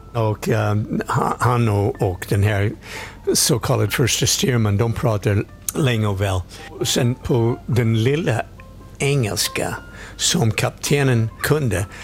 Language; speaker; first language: Swedish; non-native, fluent; English